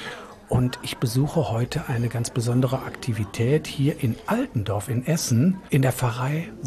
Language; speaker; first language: German; native; German